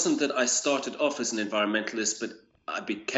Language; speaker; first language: English; native; English